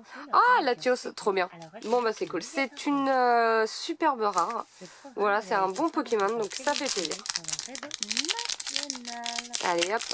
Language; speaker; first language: French; native; French